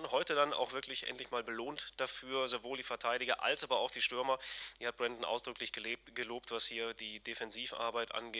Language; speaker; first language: German; native; German